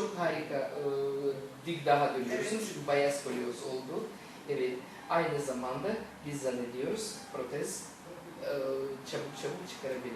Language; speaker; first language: Turkish; non-native, learner; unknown